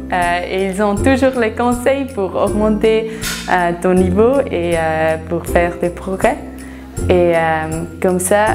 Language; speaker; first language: French; non-native, fluent; Swiss German